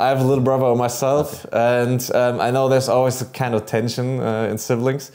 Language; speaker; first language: English; non-native, fluent; German